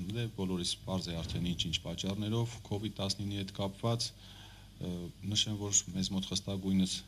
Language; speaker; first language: Armenian; native; Armenian